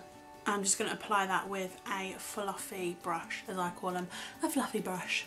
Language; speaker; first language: English; native; English